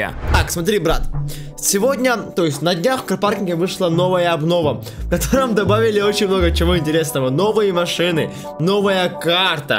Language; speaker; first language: Russian; native; Russian